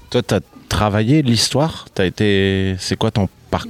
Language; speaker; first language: French; native; French